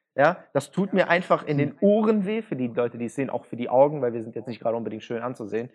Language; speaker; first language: German; early bilingual, other home language; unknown